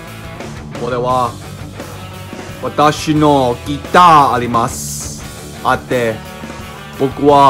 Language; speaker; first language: Japanese; non-native, learner; English